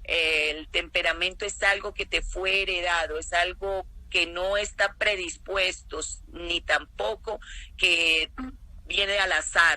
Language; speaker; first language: Spanish; native; Spanish